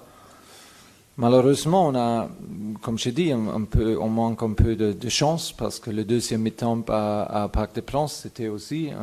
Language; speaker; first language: French; non-native, fluent; German